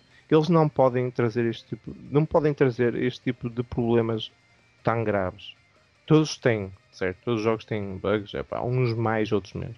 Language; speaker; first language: Portuguese; native; Portuguese